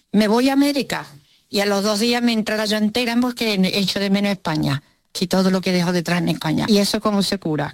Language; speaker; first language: Spanish; early bilingual, other home language; Russian